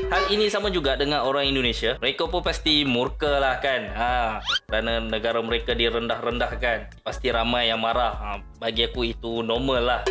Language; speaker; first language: Malay; native; Malay